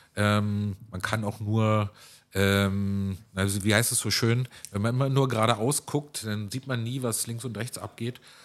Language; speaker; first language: German; native; German